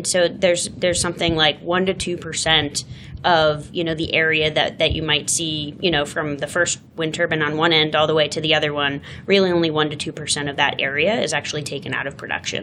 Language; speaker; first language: English; native; English